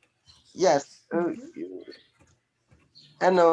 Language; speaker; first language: English; non-native, learner; French